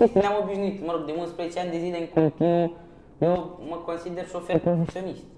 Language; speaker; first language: Romanian; early bilingual, other home language; Persian